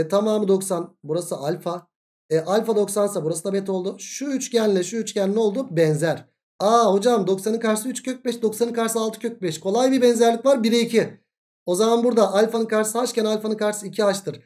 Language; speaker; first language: Turkish; native; Turkish